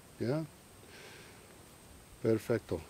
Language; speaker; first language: Spanish; non-native, learner; English